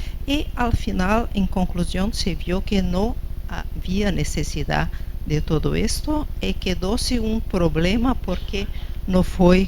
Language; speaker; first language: Spanish; non-native, fluent; Portuguese